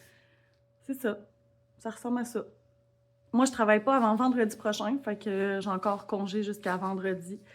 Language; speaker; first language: French; native; French